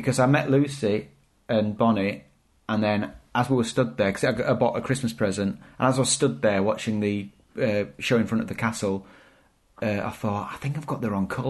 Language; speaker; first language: English; native; English